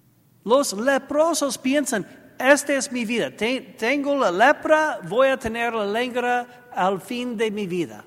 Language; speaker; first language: Spanish; non-native, learner; English